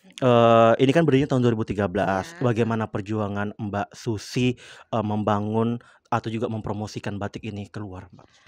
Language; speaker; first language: Indonesian; native; Indonesian